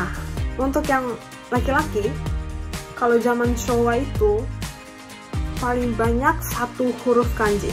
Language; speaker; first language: Indonesian; non-native, fluent; Japanese